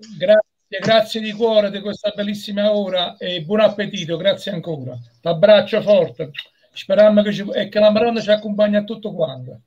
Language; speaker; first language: Italian; native; Italian